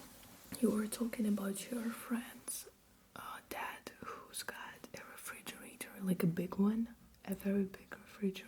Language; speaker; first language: English; non-native, fluent; Russian